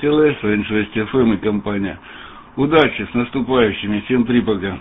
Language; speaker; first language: Russian; native; Russian